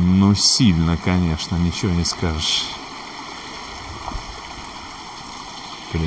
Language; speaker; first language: Russian; native; Russian